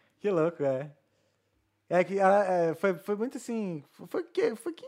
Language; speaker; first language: Portuguese; native; Portuguese